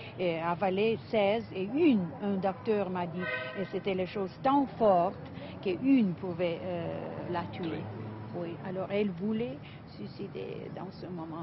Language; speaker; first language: French; non-native, fluent; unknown